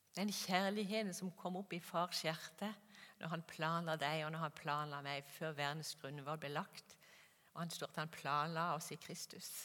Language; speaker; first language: Norwegian; native; Norwegian